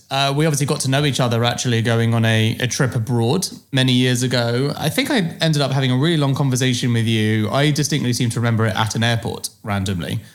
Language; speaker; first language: English; native; English